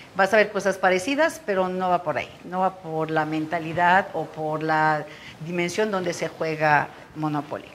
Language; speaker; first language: Spanish; non-native, fluent; Turkish